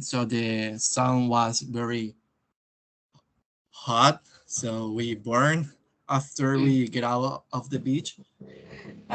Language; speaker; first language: English; non-native, learner; Spanish